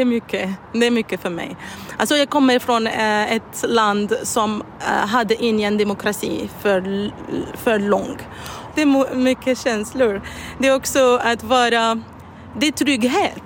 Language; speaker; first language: Swedish; non-native, fluent; Arabic